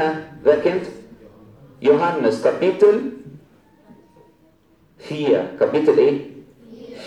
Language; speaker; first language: German; non-native, fluent; Arabic